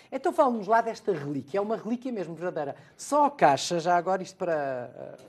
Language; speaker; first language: Portuguese; native; Portuguese